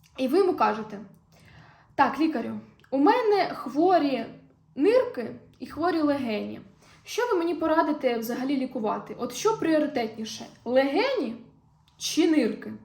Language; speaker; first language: Ukrainian; non-native, local second language; Russian